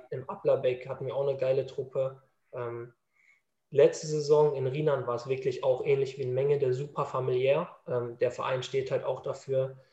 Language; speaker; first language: German; native; German